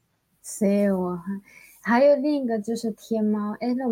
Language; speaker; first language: Spanish; non-native, fluent; Chinese